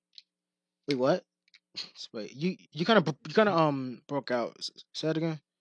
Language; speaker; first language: English; native; English